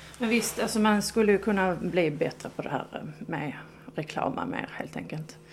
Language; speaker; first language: Swedish; native; Swedish